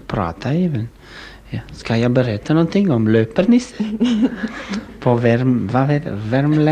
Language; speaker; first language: Swedish; non-native, learner; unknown